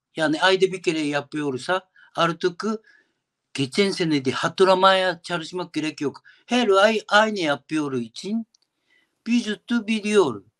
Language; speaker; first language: Turkish; non-native, learner; Japanese